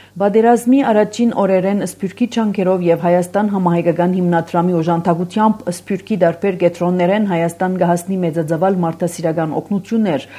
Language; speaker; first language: Armenian; early bilingual, heritage; Armenian